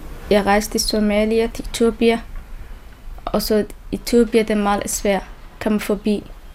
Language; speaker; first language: Danish; non-native, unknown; Somali